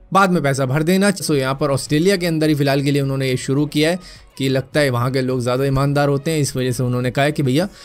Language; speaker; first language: Hindi; native; Hindi